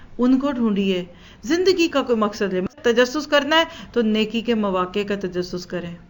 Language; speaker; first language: Urdu; native; Urdu